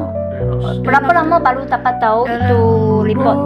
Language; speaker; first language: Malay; non-native, local second language; Chinese